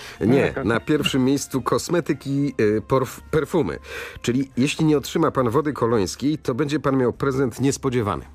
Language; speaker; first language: Polish; native; Polish